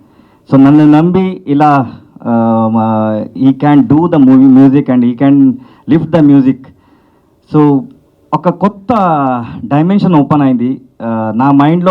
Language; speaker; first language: Telugu; non-native, learner; Kannada